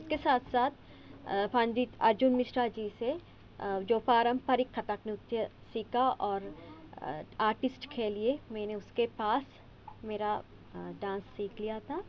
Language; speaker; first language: Hindi; non-native, fluent; Sinhala